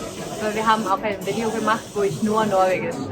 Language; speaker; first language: German; early bilingual, heritage; Norwegian